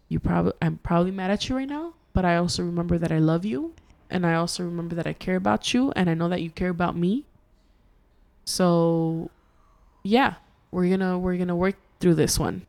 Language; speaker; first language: English; early bilingual, other home language; Spanish